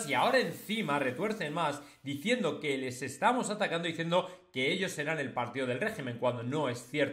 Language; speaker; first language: Spanish; native; Spanish